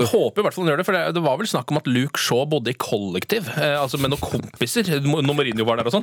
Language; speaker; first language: Norwegian; native; Norwegian